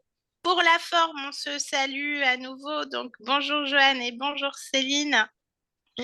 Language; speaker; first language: French; native; French